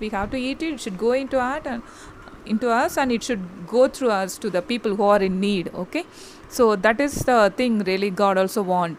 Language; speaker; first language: English; non-native, local second language; Tamil